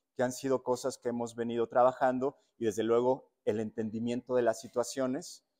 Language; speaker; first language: Spanish; native; Spanish